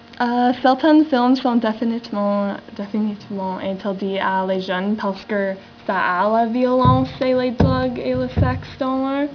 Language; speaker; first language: French; non-native, learner; English